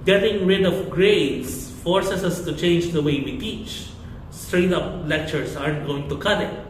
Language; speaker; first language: English; non-native, local second language; Filipino